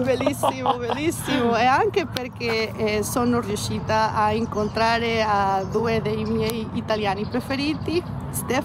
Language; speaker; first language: Italian; non-native, learner; Spanish